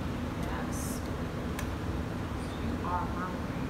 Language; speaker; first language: English; non-native, fluent; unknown